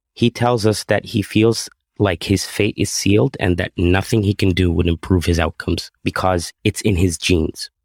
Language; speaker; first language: English; non-native, fluent; Arabic